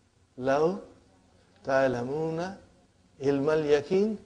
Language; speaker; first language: Arabic; non-native, fluent; Urdu